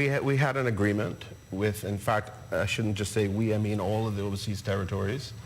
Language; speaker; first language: English; native; English